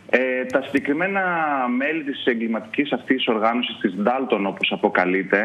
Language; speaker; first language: Greek; native; Greek